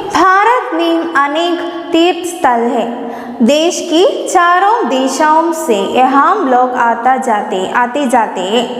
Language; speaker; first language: Hindi; non-native, local second language; Malayalam